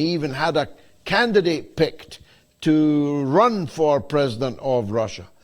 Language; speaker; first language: English; native; English